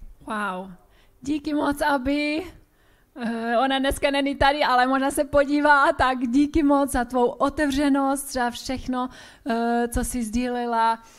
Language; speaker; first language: Czech; native; Czech